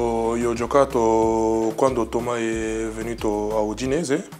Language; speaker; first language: Italian; non-native, learner; French